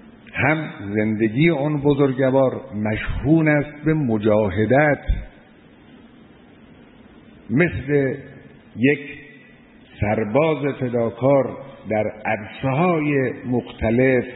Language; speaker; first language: Persian; native; Persian